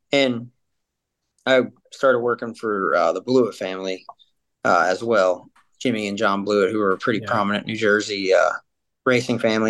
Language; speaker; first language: English; native; English